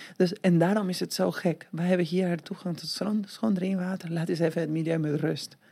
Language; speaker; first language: Dutch; non-native, fluent; Spanish